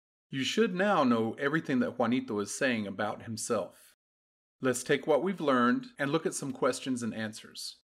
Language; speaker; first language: English; native; English